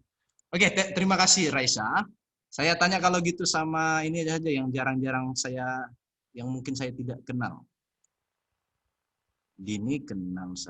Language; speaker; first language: Indonesian; native; Indonesian